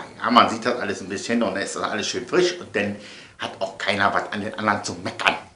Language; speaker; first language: German; native; German